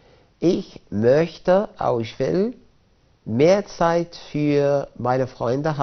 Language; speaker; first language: German; non-native, fluent; Arabic